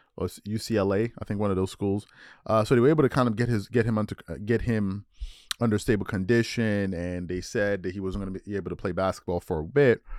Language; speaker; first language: English; native; English